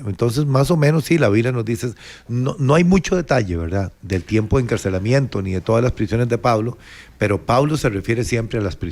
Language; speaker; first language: Spanish; native; Spanish